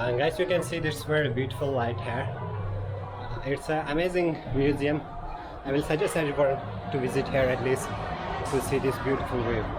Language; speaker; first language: English; non-native, learner; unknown